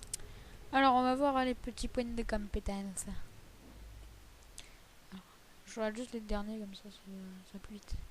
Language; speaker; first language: French; native; French